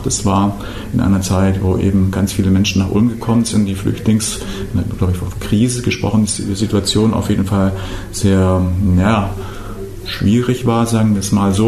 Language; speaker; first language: German; native; German